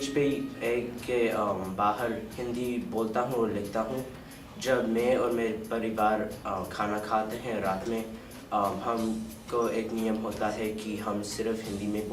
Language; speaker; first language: Hindi; early bilingual, heritage; Hindi